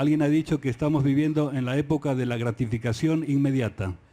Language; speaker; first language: Spanish; native; Spanish